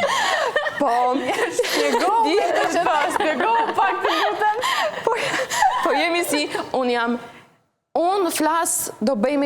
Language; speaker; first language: Albanian; non-native, learner; Polish